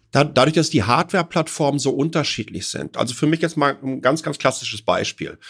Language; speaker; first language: German; native; German